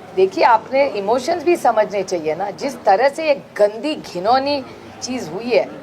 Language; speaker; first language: Hindi; non-native, local second language; Marathi